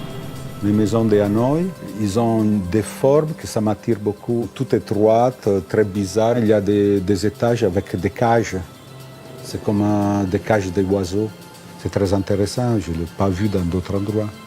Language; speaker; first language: French; non-native, fluent; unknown